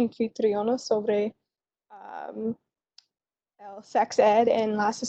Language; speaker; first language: Spanish; non-native, learner; English